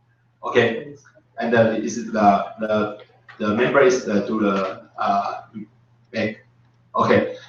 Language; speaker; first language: English; non-native, learner; Chinese